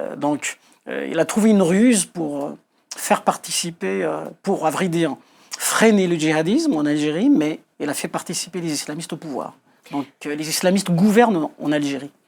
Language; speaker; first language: French; non-native, local second language; Kabyle